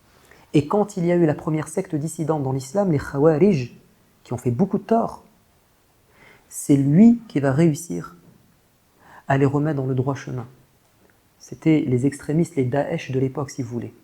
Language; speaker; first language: French; native; French